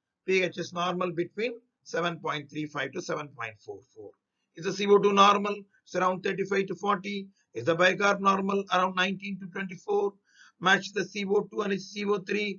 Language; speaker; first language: English; non-native, local second language; Tamil